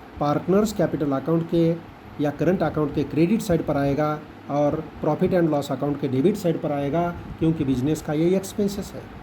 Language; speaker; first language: Hindi; non-native, local second language; Marathi